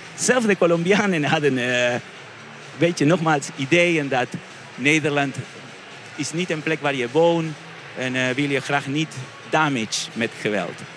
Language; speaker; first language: Dutch; non-native, fluent; Spanish